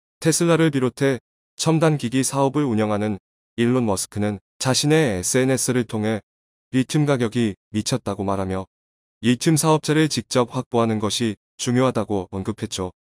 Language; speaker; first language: Korean; native; Korean